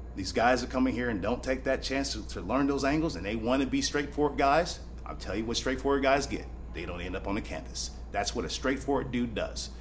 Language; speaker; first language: English; native; English